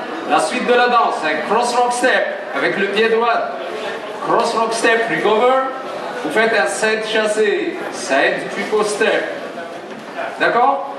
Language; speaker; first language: French; native; French